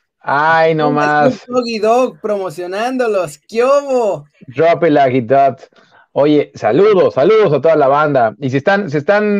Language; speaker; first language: Spanish; native; Spanish